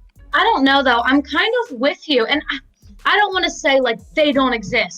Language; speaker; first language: English; native; English